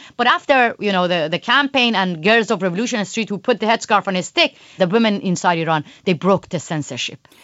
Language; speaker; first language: English; non-native, fluent; Persian